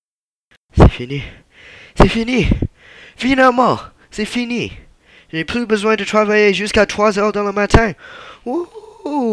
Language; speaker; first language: French; non-native, learner; English